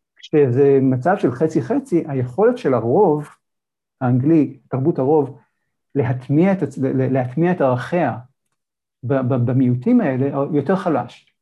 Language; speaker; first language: Hebrew; native; Hebrew